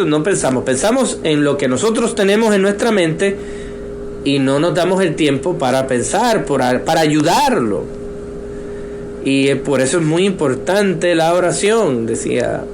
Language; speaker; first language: Spanish; native; Spanish